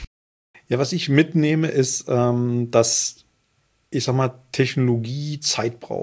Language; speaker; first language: German; native; German